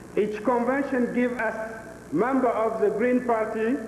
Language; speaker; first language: English; non-native, fluent; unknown